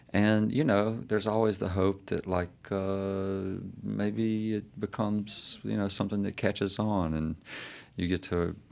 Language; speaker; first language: English; native; English